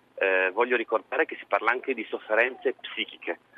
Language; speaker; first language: Italian; native; Italian